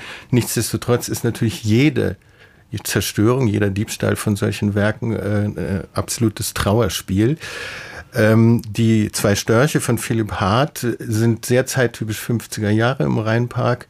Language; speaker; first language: German; native; German